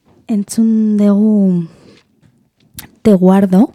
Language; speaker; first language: Basque; non-native, learner; Spanish